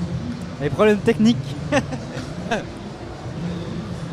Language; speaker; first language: French; native; French